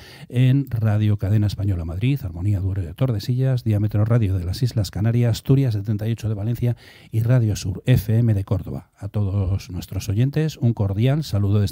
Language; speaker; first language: Spanish; native; Spanish